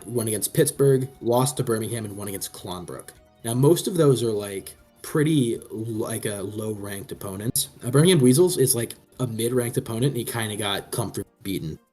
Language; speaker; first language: English; native; English